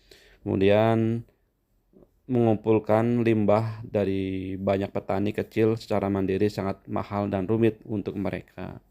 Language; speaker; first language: Indonesian; native; Indonesian